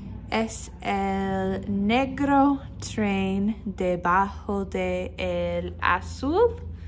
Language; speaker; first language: Spanish; non-native, learner; English